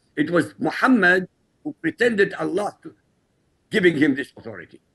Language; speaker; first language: English; non-native, fluent; Arabic